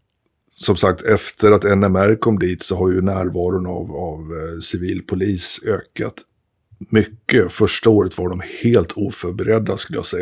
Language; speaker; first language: Swedish; native; Swedish